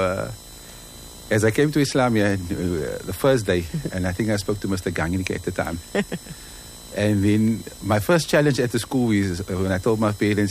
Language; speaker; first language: English; non-native, local second language; Afrikaans